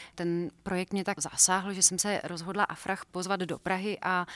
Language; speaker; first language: Czech; non-native, fluent; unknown